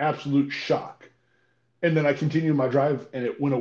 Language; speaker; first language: English; native; English